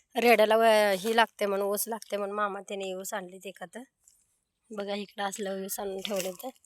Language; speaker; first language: Marathi; non-native, local second language; Kannada